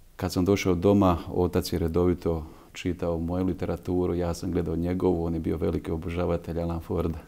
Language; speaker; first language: Croatian; native; Croatian